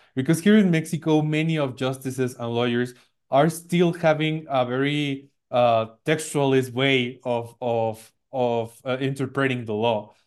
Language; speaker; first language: English; non-native, fluent; Spanish